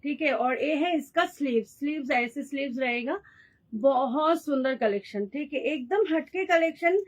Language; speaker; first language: Hindi; non-native, local second language; Bangla